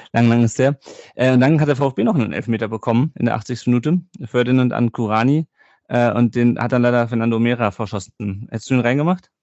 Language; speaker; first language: German; native; German